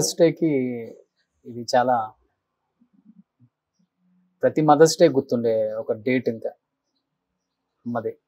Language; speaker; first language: Telugu; native; Telugu